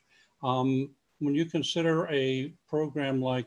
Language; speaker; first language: English; native; English